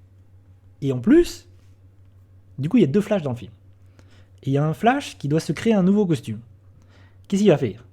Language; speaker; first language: French; native; French